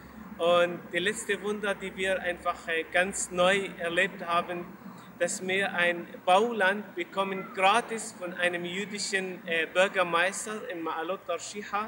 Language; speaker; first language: German; non-native, learner; Arabic